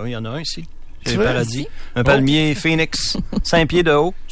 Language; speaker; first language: French; native; French